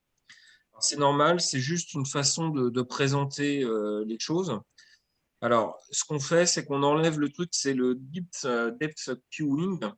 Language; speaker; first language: French; native; French